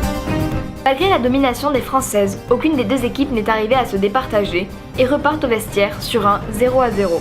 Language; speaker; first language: French; native; French